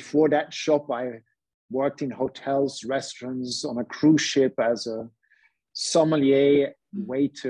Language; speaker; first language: English; non-native, fluent; Dutch